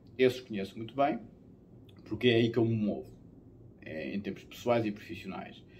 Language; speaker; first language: Portuguese; native; Portuguese